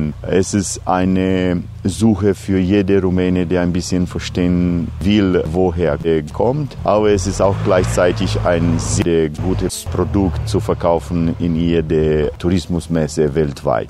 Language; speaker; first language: German; non-native, fluent; Romanian